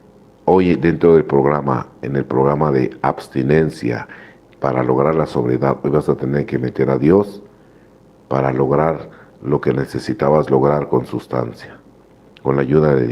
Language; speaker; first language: Spanish; native; Spanish